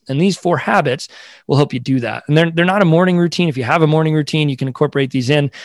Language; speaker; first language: English; native; English